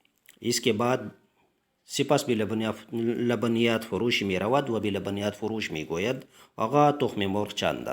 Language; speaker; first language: Persian; non-native, fluent; Urdu